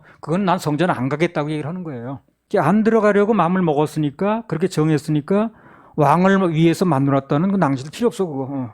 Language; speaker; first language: Korean; native; Korean